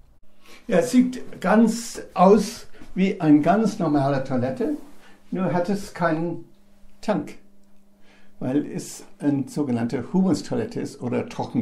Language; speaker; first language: German; non-native, fluent; English